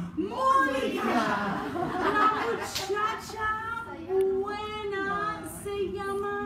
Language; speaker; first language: Spanish; non-native, fluent; English